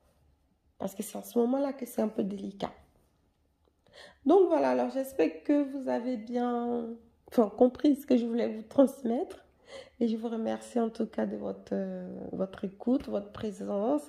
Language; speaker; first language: French; native; French